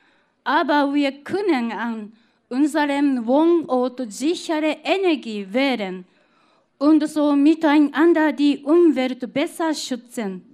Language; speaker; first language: German; non-native, fluent; Japanese